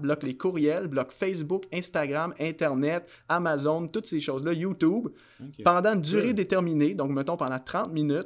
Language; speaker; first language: French; native; French